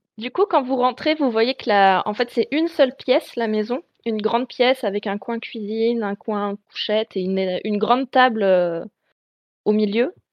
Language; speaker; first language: French; native; French